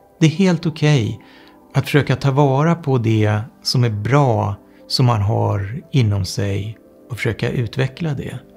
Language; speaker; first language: Swedish; native; Swedish